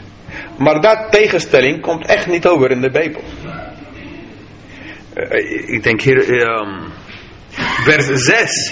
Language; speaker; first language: Dutch; non-native, fluent; English